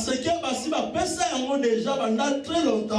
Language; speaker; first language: French; non-native, local second language; Lingala